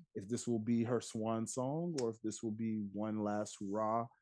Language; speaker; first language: English; native; English